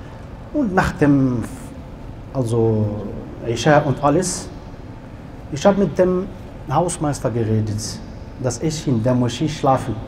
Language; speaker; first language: German; non-native, learner; Arabic